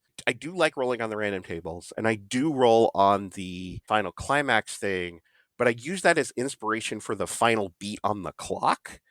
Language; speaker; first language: English; native; English